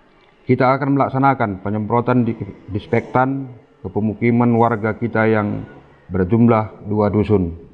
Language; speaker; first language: Indonesian; non-native, local second language; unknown